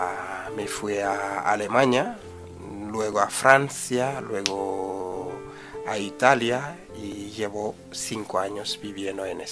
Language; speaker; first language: Spanish; non-native, fluent; Wolof